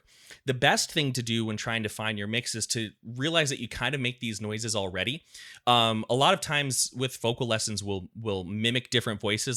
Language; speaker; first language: English; native; English